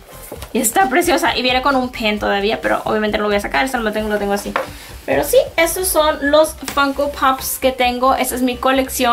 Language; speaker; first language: Spanish; native; Spanish